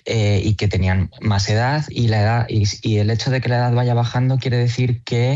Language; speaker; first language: Spanish; native; Spanish